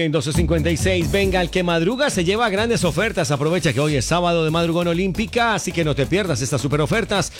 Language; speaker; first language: Spanish; native; Spanish